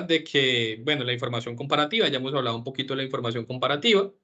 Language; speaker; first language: Spanish; native; Spanish